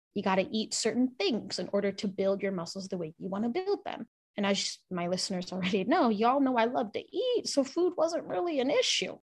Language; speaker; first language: English; native; English